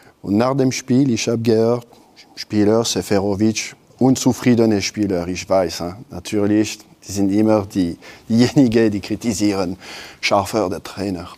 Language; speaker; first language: German; non-native, local second language; French